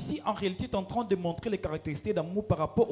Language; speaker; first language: French; non-native, local second language; Lingala